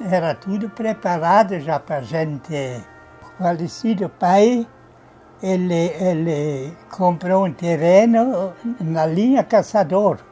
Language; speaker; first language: Portuguese; non-native, fluent; German